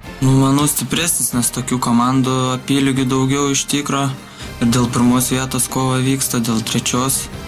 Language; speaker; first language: Lithuanian; native; Lithuanian